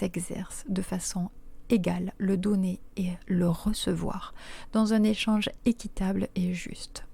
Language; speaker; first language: French; native; French